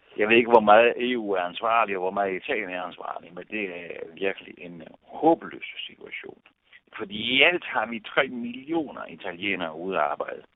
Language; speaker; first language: Danish; non-native, fluent; Italian